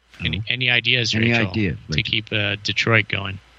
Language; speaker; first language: English; native; English